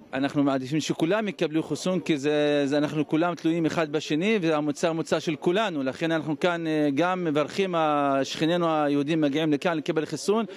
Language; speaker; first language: Hebrew; non-native, local second language; Arabic